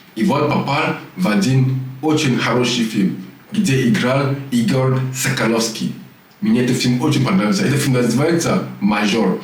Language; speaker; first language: Russian; non-native, learner; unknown